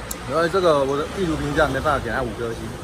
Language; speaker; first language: Chinese; native; Chinese